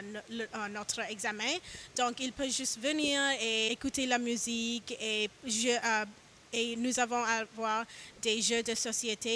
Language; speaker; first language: French; non-native, learner; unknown